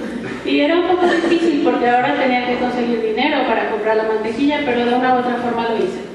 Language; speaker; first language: Spanish; native; Spanish